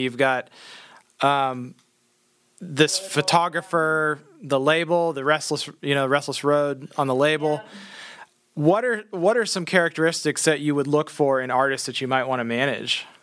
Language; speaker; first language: English; native; English